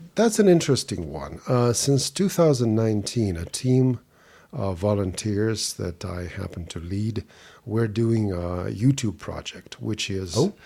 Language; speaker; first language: English; non-native, fluent; Russian